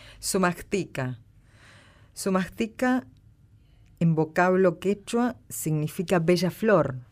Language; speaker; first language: Spanish; native; Spanish